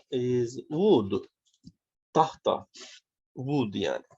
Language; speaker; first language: English; non-native, learner; Turkish